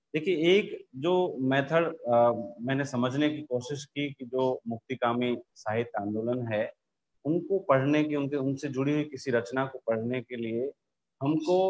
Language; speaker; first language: Hindi; native; Hindi